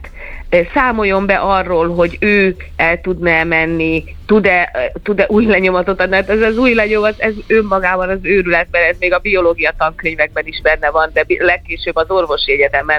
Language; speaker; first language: Hungarian; native; Hungarian